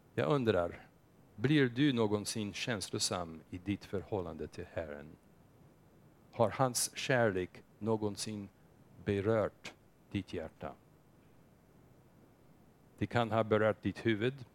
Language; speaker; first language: Swedish; non-native, fluent; English